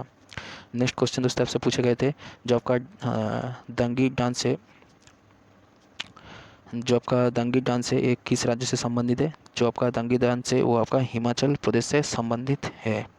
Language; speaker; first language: Hindi; native; Hindi